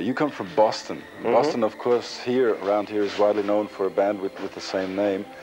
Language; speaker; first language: English; non-native, fluent; German